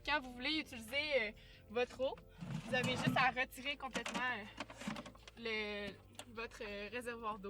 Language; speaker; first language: French; native; French